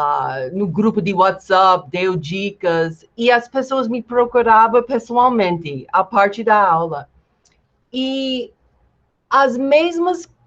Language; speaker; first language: Portuguese; non-native, fluent; English